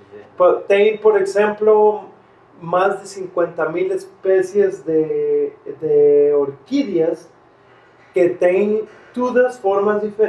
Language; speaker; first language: Portuguese; non-native, fluent; Spanish